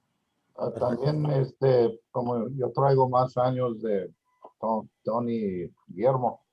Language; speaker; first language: Spanish; non-native, learner; English